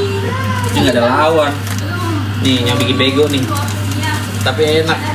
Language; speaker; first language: Indonesian; native; Indonesian